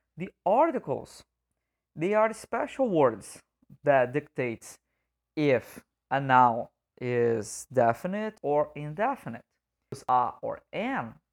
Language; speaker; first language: English; non-native, fluent; Portuguese